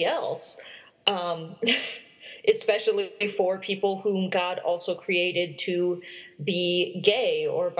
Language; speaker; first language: English; native; English